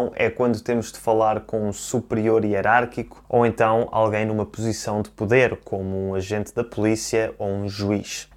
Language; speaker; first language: Portuguese; native; Portuguese